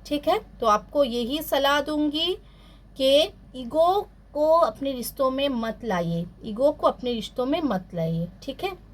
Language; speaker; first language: Hindi; non-native, local second language; Bangla